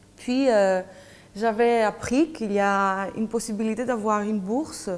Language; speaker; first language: French; non-native, fluent; Greek